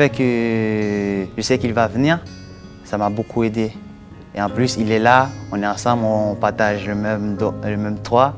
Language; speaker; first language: French; non-native, local second language; Haitian Creole